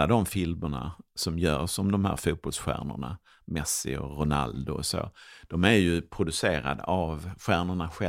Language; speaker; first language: Swedish; native; Swedish